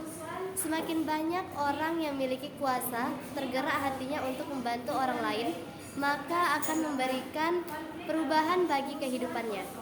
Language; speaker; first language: Indonesian; native; Indonesian